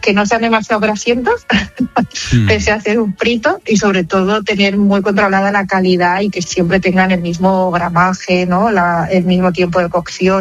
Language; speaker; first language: Spanish; native; Spanish